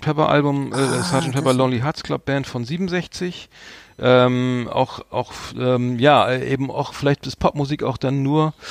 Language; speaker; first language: German; native; German